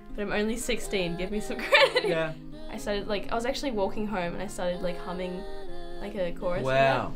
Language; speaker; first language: English; native; English